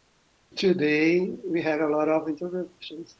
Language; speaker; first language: English; non-native, learner; Portuguese